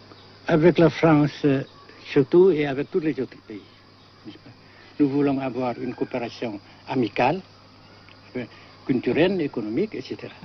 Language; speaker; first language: French; non-native, fluent; Vietnamese